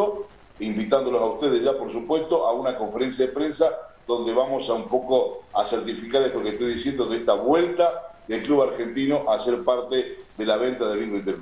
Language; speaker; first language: Spanish; native; Spanish